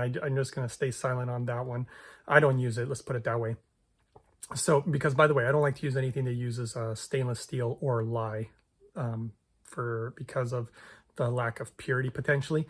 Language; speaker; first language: English; native; English